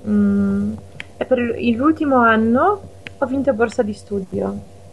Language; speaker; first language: Italian; non-native, fluent; Polish